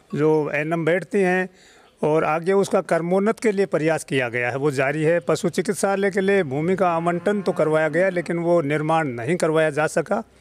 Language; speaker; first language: Hindi; native; Hindi